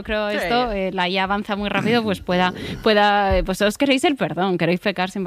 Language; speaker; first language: Spanish; native; Spanish